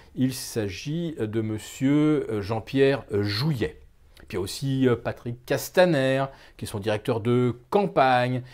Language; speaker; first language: French; native; French